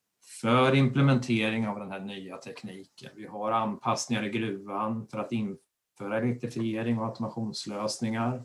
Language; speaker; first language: Swedish; native; Swedish